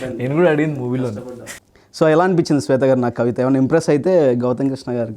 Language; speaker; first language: Telugu; native; Telugu